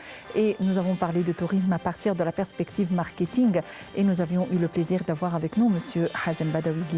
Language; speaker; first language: French; non-native, local second language; Arabic